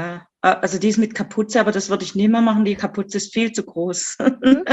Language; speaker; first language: German; native; German